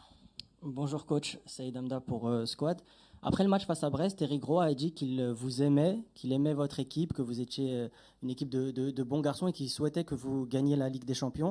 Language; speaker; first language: French; native; French